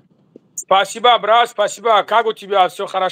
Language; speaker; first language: Russian; non-native, local second language; Tajik